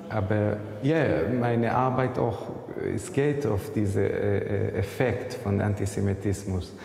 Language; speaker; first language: German; non-native, learner; Hebrew